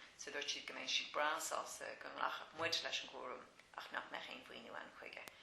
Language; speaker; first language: Irish; non-native, local second language; English